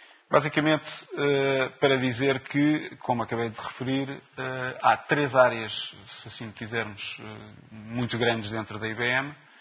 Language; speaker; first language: Portuguese; native; Portuguese